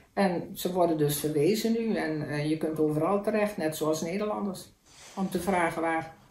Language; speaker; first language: Dutch; native; Dutch